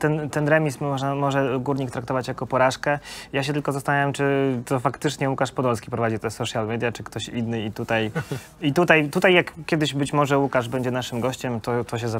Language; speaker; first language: Polish; native; Polish